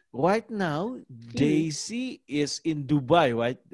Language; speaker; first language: English; non-native, learner; Indonesian